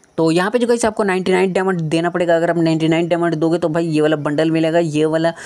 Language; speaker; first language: Hindi; native; Hindi